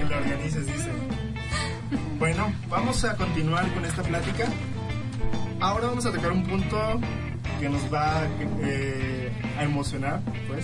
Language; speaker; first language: Spanish; native; Spanish